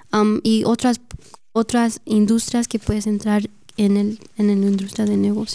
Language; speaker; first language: Spanish; early bilingual, heritage; Spanish